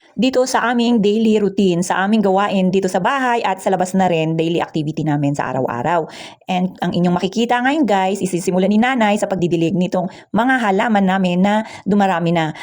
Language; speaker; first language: Filipino; native; Filipino